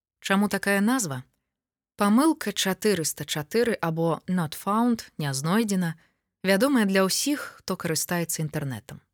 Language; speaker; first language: Belarusian; native; Belarusian